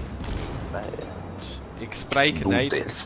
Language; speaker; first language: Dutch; non-native, learner; English